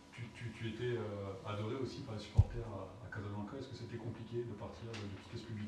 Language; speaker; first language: French; native; French